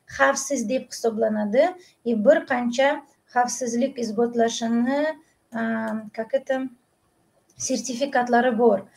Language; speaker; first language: Uzbek; non-native, local second language; Russian